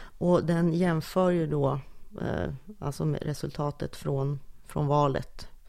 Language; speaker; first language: Swedish; native; Swedish